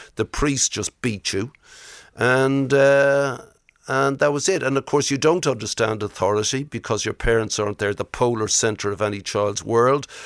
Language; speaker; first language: English; native; English